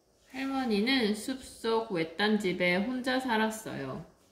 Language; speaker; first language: Korean; native; Korean